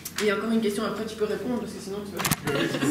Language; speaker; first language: French; native; French